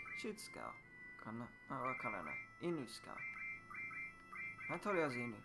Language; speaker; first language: Japanese; non-native, learner; English